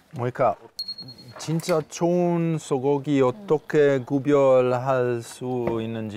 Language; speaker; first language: Korean; non-native, fluent; Italian